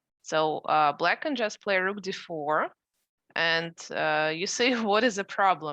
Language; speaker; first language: English; non-native, fluent; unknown